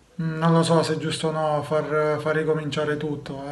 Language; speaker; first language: Italian; native; Italian